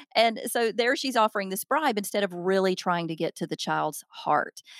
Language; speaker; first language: English; native; English